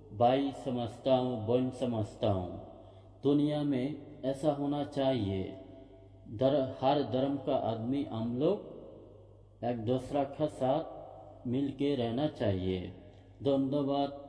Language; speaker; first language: Hindi; non-native, learner; Bangla